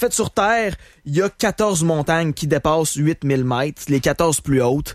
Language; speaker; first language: French; native; French